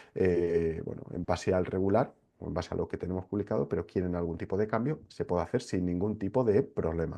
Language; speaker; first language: Spanish; native; Spanish